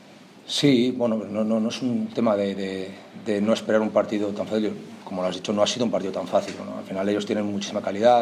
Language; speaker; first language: Spanish; native; Spanish